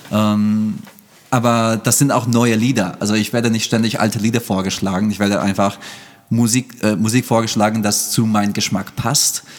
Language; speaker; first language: German; non-native, fluent; English